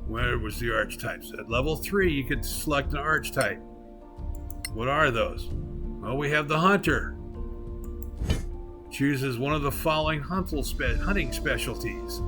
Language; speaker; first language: English; native; English